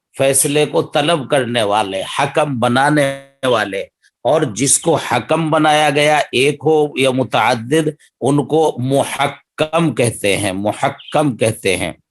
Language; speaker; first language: Urdu; native; Urdu